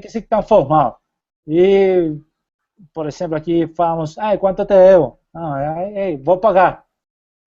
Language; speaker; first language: Portuguese; non-native, fluent; Spanish